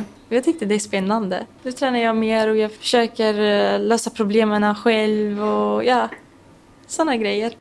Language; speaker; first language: Swedish; non-native, local second language; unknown